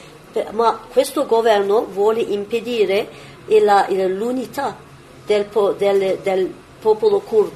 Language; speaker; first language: Italian; non-native, learner; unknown